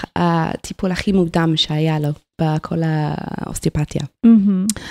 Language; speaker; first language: Hebrew; non-native, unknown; English